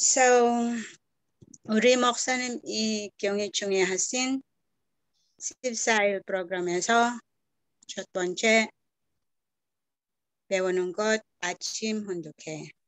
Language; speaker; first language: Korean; non-native, learner; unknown